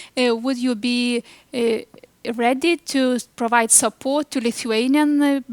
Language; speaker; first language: English; non-native, fluent; Lithuanian